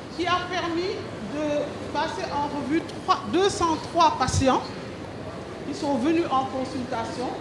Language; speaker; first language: French; non-native, local second language; Wolof